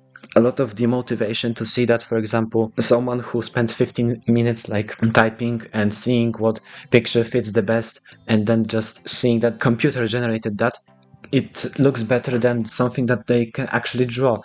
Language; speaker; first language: English; non-native, fluent; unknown